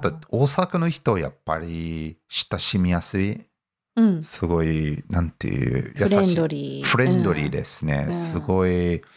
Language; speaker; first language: Japanese; non-native, fluent; English